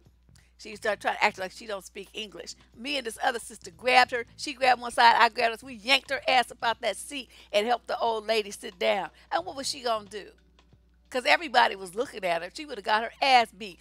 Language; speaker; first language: English; native; English